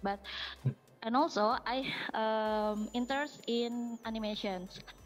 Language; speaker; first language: English; non-native, learner; Indonesian